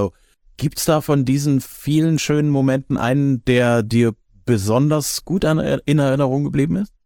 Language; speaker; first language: German; native; German